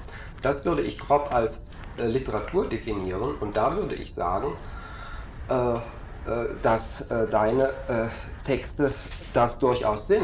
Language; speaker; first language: German; native; German